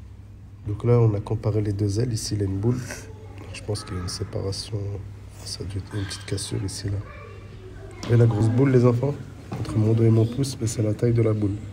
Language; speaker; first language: French; native; French